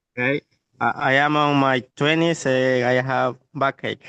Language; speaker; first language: English; non-native, learner; Spanish